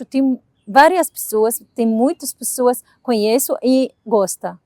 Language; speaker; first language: Portuguese; non-native, learner; Arabic